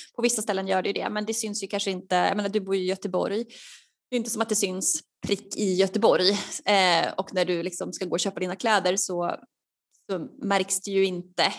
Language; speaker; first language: Swedish; native; Swedish